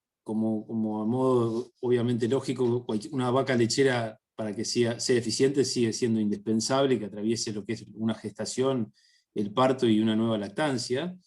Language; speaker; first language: Spanish; native; Spanish